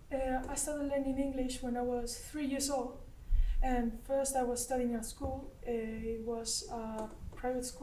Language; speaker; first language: English; non-native, learner; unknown